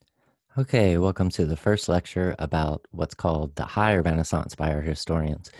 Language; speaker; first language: English; native; English